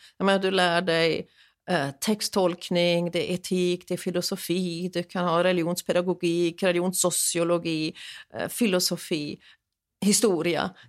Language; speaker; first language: Swedish; non-native, fluent; German